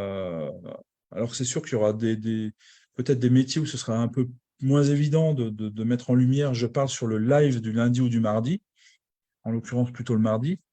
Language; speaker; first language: French; native; French